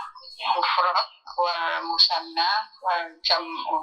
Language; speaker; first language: Arabic; non-native, learner; Indonesian